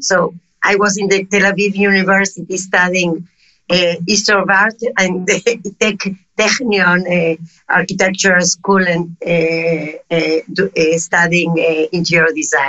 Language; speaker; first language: English; non-native, fluent; Spanish